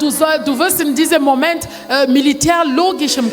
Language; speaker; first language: German; non-native, learner; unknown